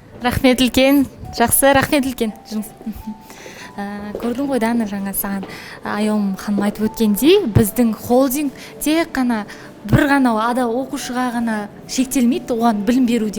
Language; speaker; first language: Kazakh; native; Kazakh